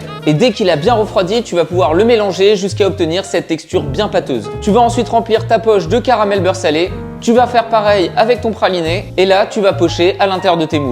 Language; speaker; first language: French; native; French